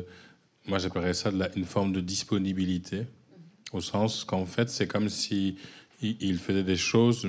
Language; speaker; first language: French; native; French